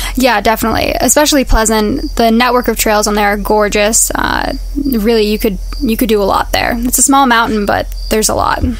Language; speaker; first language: English; native; English